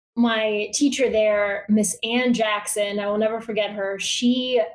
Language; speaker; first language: English; early bilingual, other home language; Bulgarian